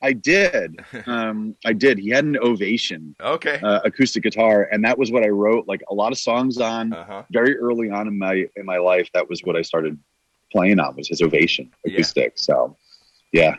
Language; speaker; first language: English; native; English